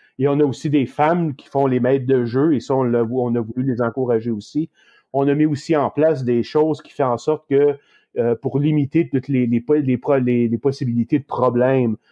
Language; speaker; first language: French; native; French